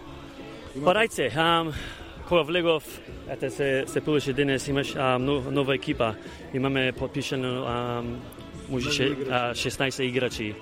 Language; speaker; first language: Macedonian; early bilingual, heritage; Macedonian